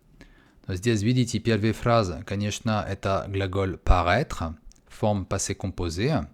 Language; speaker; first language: Russian; non-native, fluent; French